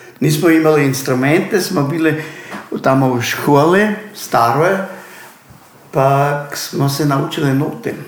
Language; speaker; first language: Croatian; native; Croatian